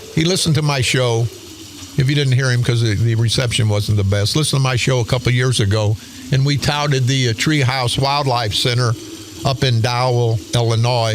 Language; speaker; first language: English; native; English